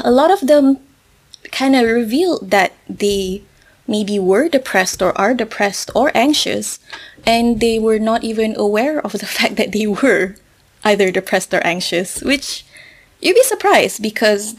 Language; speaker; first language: English; non-native, local second language; Malay